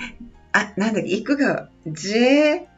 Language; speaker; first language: Japanese; non-native, learner; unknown